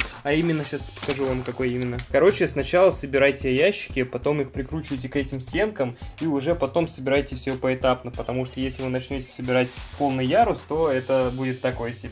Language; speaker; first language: Russian; native; Russian